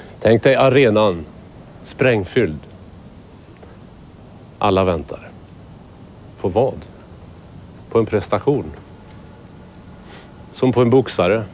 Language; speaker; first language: Swedish; native; Swedish